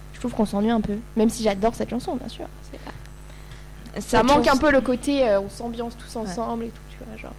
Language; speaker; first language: French; native; French